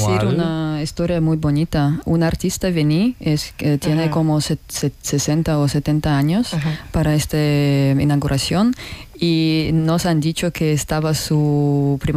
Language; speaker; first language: Spanish; non-native, fluent; Russian